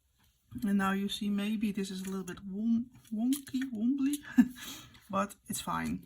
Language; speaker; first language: English; non-native, fluent; Dutch